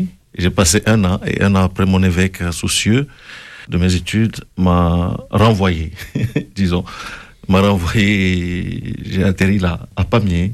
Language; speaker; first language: French; non-native, local second language; Ewe